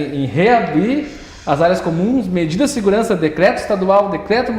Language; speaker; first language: Portuguese; native; Portuguese